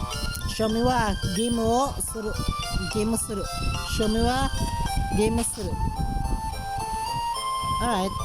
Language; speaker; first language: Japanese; non-native, learner; English